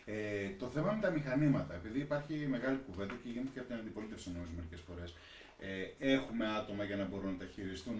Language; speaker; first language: Greek; native; Greek